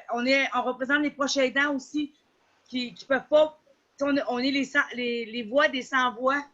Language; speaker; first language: French; native; French